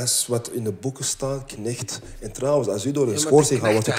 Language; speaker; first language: Dutch; early bilingual, other home language; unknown